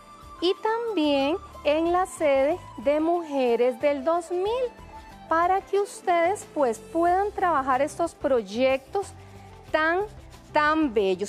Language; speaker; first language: Spanish; native; Spanish